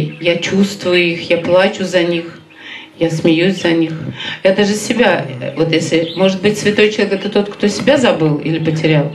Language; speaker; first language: Russian; native; Russian